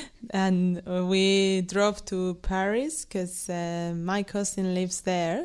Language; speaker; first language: English; non-native, fluent; Spanish